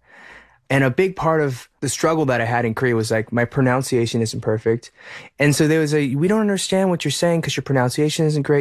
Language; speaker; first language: English; early bilingual, other home language; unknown